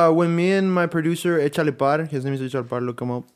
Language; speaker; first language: English; early bilingual, other home language; Spanish